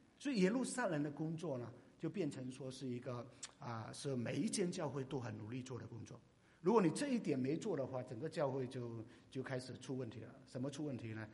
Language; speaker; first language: Chinese; non-native, local second language; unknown